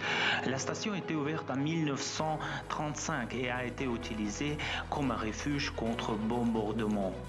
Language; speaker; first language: French; non-native, fluent; Russian